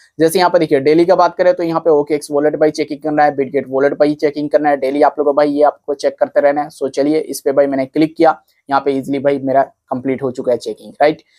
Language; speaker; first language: Hindi; native; Hindi